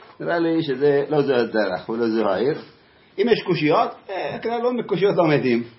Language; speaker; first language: Hebrew; native; Hebrew